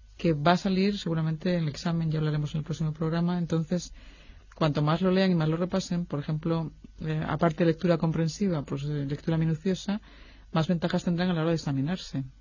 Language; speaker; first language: Spanish; native; Spanish